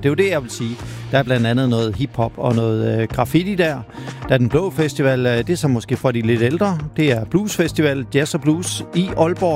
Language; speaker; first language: Danish; native; Danish